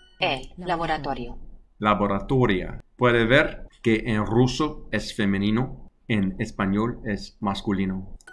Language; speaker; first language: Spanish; non-native, learner; English